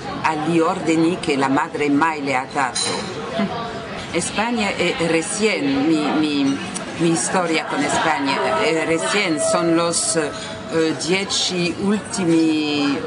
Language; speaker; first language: Italian; non-native, learner; French